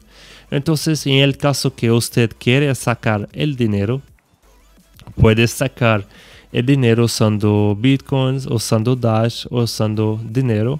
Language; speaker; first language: Spanish; non-native, fluent; Portuguese